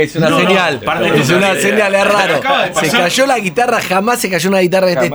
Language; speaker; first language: Spanish; native; Spanish